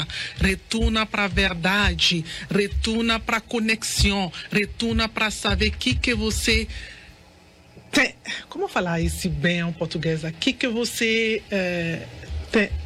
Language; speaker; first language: Portuguese; non-native, learner; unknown